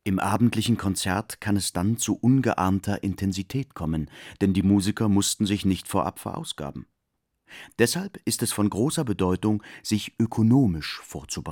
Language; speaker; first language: German; native; German